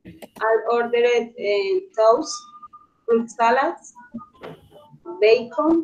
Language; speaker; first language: English; non-native, learner; Spanish